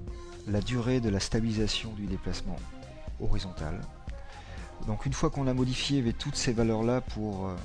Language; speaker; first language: French; native; French